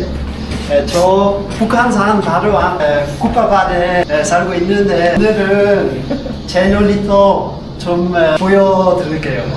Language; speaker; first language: Korean; non-native, fluent; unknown